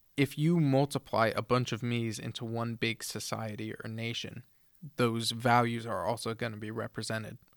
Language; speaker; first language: English; native; English